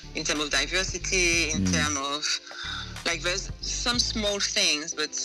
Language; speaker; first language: English; non-native, fluent; French